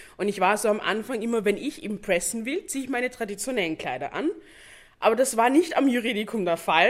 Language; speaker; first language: German; non-native, fluent; English